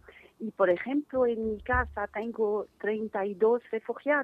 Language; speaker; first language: Spanish; non-native, fluent; Arabic